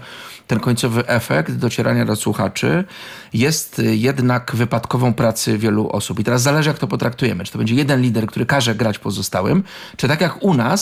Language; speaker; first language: Polish; native; Polish